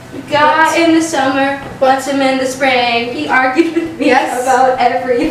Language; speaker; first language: English; native; English